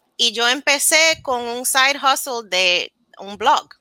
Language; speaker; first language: Spanish; early bilingual, heritage; Spanish